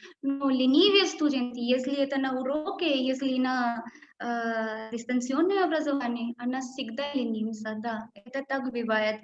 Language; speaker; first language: Russian; non-native, learner; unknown